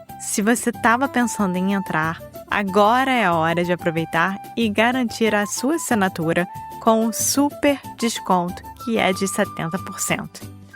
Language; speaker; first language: Portuguese; native; Portuguese